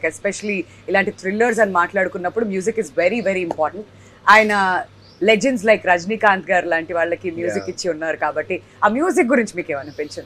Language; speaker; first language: Telugu; native; Telugu